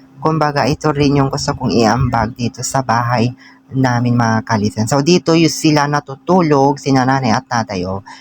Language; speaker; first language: Filipino; non-native, local second language; Iloko